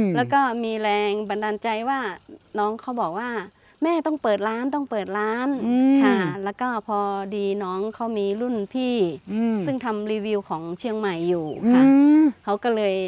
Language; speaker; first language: Thai; native; Thai